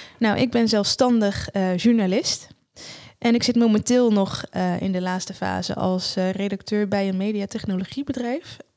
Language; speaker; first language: Dutch; early bilingual, other home language; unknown